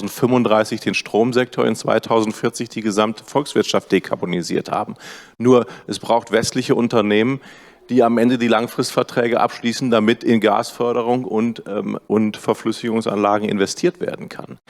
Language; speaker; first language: German; native; German